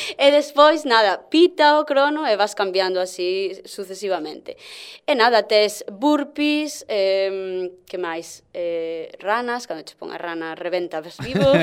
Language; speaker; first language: Galician; native; Galician